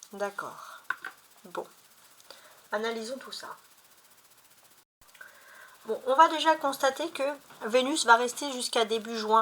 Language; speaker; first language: French; native; French